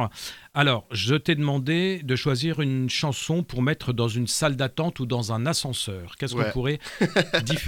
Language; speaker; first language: French; native; French